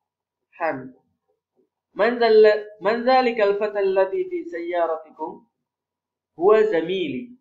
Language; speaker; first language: Arabic; non-native, fluent; Indonesian